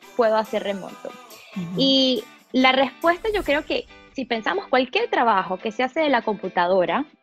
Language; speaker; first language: Spanish; early bilingual, other home language; Portuguese